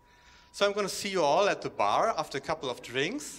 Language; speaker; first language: English; non-native, fluent; German